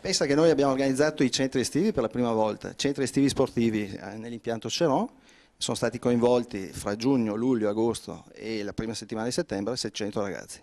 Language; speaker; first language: Italian; native; Italian